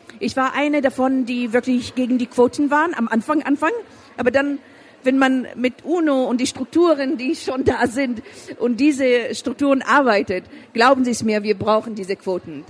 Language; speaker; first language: German; non-native, fluent; Persian